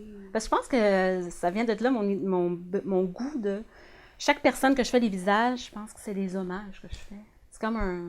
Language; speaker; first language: French; native; French